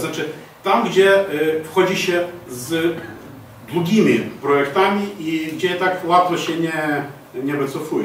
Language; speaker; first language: Polish; non-native, fluent; Ukrainian